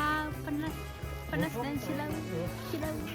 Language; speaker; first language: Indonesian; non-native, learner; Japanese